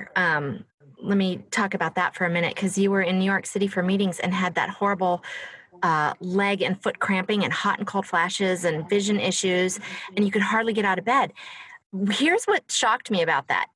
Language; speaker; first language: English; native; English